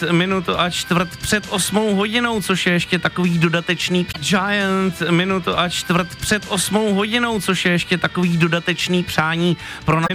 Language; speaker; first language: Czech; native; Czech